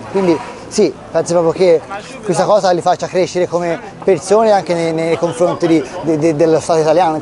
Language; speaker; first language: Italian; native; Italian